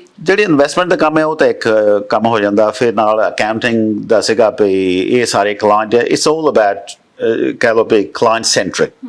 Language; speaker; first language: Punjabi; native; Punjabi